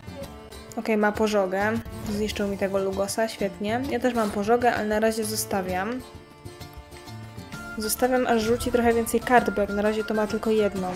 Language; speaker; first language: Polish; native; Polish